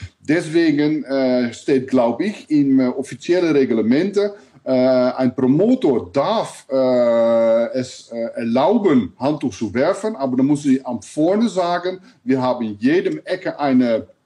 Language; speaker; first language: German; non-native, learner; Dutch